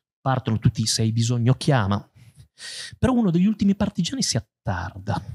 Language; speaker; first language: Italian; native; Italian